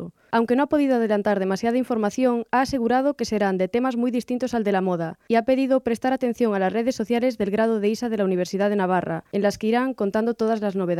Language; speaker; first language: Spanish; native; Spanish